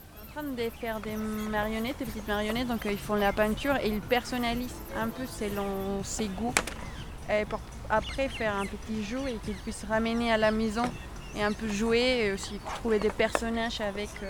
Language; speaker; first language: French; native; French